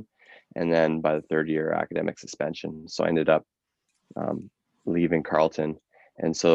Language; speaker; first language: English; native; English